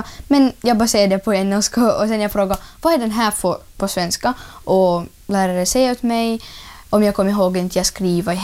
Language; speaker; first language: Swedish; non-native, learner; Russian